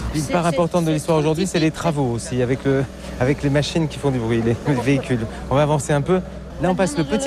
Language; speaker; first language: French; native; French